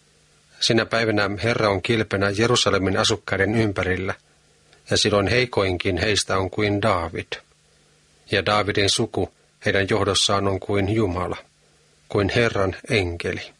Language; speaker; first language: Finnish; native; Finnish